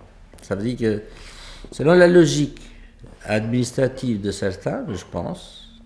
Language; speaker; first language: French; non-native, fluent; Albanian